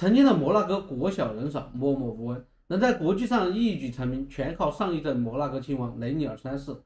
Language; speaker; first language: Chinese; native; Chinese